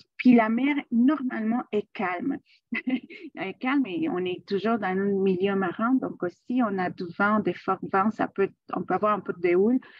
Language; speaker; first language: French; non-native, fluent; Spanish